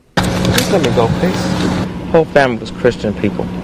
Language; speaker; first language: English; native; English